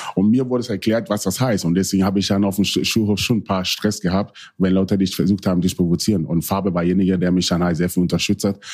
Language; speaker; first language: German; early bilingual, other home language; Akan